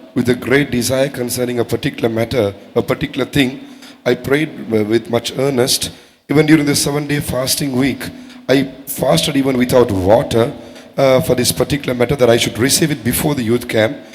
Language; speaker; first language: English; non-native, local second language; Tamil